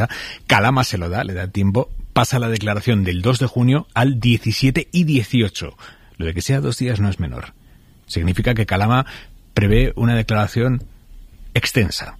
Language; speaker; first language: Spanish; native; Spanish